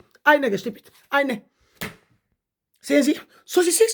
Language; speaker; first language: German; non-native, learner; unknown